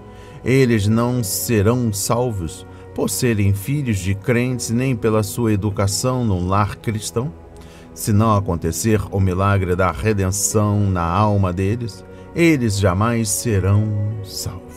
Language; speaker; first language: Portuguese; native; Portuguese